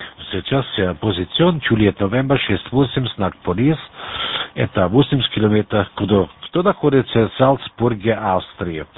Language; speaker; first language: Russian; non-native, learner; German